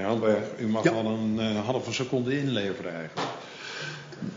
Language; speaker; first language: Dutch; native; Dutch